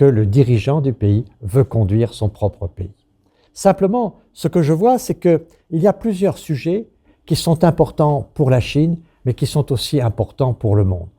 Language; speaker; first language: French; native; French